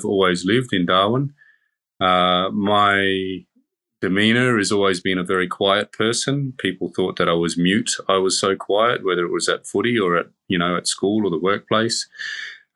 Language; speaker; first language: English; native; English